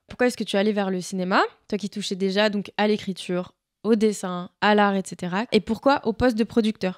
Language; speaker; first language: French; native; French